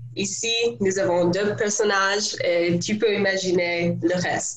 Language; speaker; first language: French; non-native, learner; English